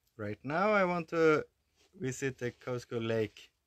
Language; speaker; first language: English; non-native, fluent; Swedish